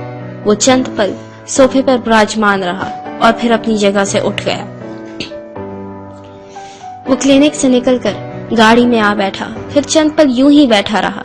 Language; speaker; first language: Urdu; native; Urdu